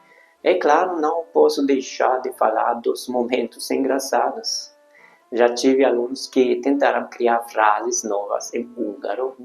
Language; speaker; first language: Portuguese; non-native, fluent; Hungarian